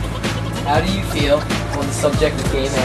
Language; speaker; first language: English; native; English